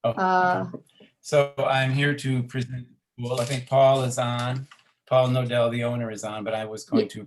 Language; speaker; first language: English; native; English